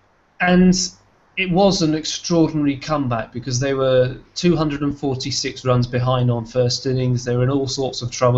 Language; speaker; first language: English; native; English